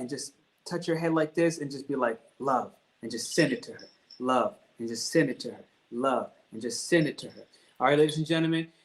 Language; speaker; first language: English; native; English